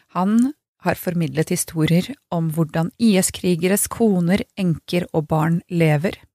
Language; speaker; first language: Norwegian; native; Norwegian